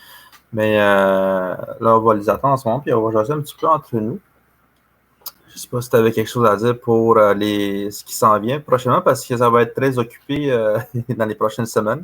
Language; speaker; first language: French; native; French